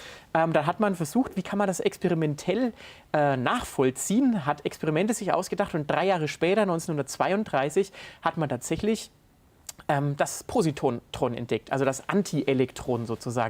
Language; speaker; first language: German; native; German